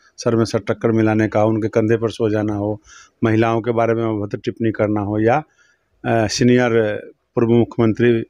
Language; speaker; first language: Hindi; native; Hindi